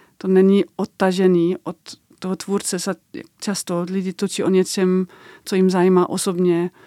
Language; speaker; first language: Czech; non-native, fluent; Danish